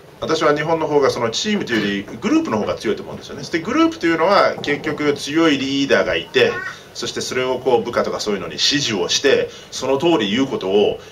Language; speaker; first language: Japanese; early bilingual, heritage; Japanese